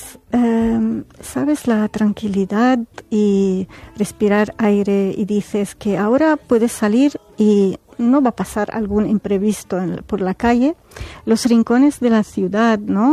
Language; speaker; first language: Spanish; non-native, fluent; Arabic